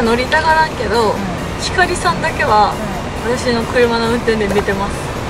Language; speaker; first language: Japanese; native; Japanese